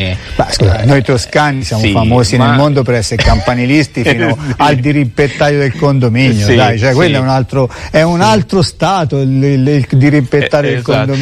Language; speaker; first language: Italian; native; Italian